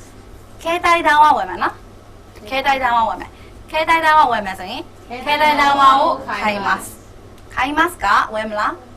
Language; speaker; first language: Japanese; non-native, fluent; Burmese